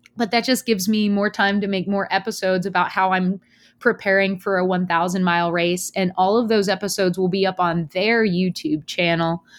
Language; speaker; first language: English; native; English